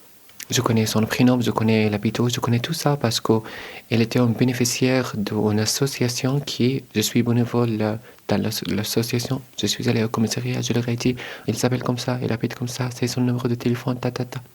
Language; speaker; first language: French; early bilingual, other home language; Arabic